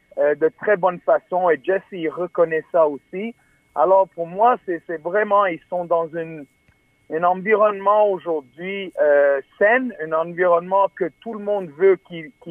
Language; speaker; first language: French; native; French